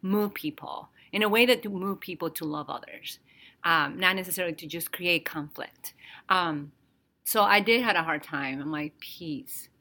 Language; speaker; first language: English; non-native, fluent; Spanish